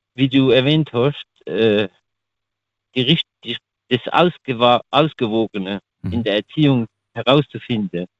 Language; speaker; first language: German; native; German